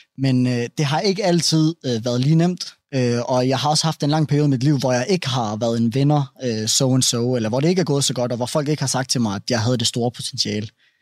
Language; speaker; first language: Danish; early bilingual, other home language; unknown